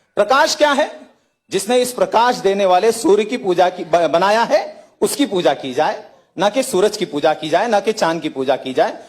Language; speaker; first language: Hindi; native; Hindi